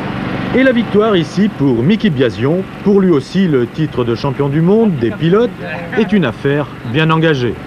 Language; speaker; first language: French; native; French